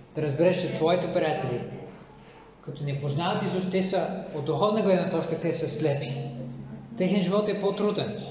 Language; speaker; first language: Bulgarian; non-native, fluent; English